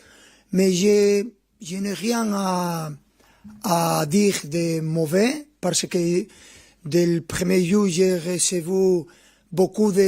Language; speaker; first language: French; non-native, learner; Spanish